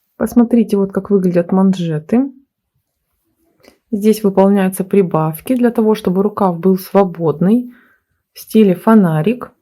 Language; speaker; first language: Russian; native; Russian